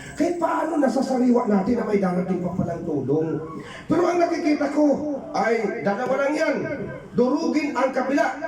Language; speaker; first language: Filipino; non-native, local second language; Bikol